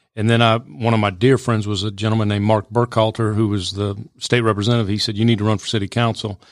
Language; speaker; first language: English; native; English